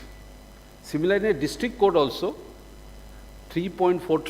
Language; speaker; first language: English; non-native, local second language; Manipuri